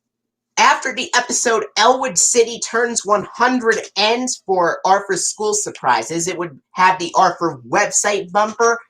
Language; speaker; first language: English; native; English